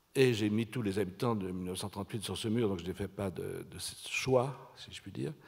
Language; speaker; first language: French; native; French